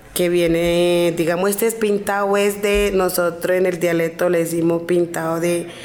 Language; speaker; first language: Spanish; non-native, local second language; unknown